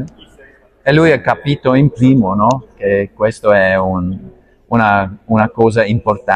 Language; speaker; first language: Italian; non-native, learner; Arabic